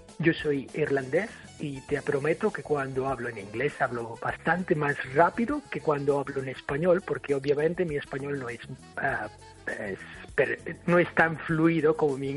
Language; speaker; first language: Spanish; non-native, fluent; English